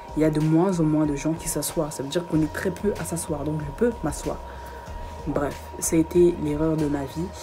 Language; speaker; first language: French; early bilingual, other home language; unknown